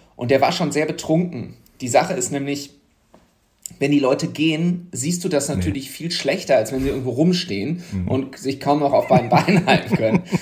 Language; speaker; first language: German; native; German